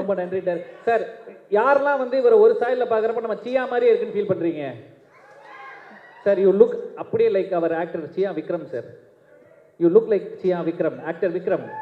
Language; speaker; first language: Tamil; native; Tamil